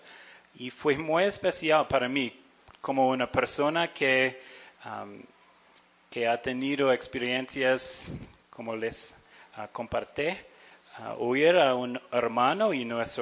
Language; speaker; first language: Spanish; non-native, fluent; English